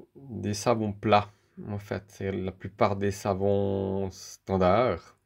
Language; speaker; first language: French; native; French